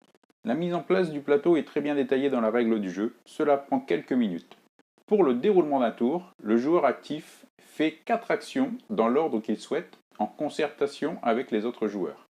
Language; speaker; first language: French; native; French